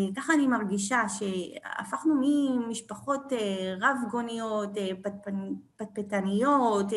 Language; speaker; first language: Hebrew; early bilingual, other home language; French